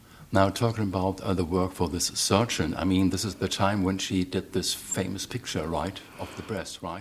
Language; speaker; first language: English; non-native, fluent; German